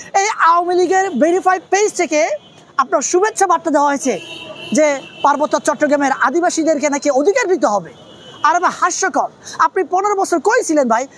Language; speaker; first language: Bangla; non-native, local second language; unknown